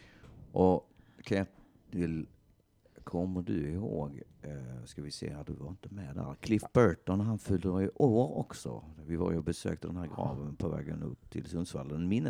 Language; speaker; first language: Swedish; native; Swedish